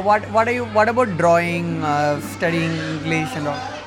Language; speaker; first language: English; non-native, local second language; Hindi